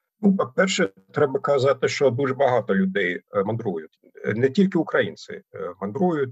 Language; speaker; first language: Ukrainian; non-native, fluent; German